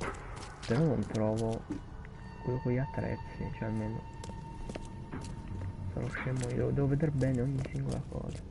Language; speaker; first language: Italian; native; Italian